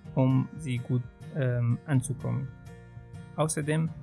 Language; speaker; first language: German; non-native, fluent; Arabic